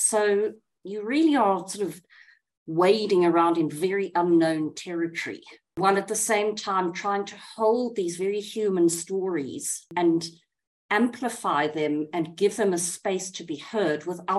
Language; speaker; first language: English; native; English